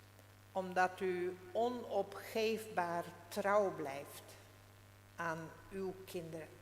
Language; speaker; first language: Dutch; non-native, local second language; Western Frisian